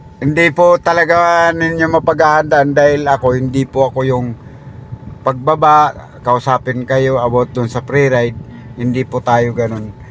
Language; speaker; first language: Filipino; non-native, local second language; Bikol